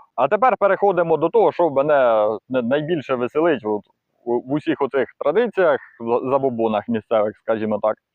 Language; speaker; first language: Ukrainian; non-native, local second language; Russian